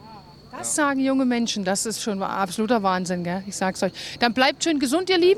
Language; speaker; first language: German; native; German